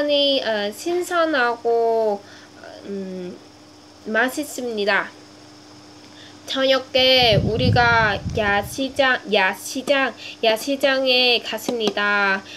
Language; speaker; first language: Korean; non-native, learner; Vietnamese